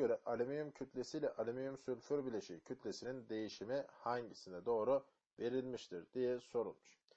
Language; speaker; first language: Turkish; native; Turkish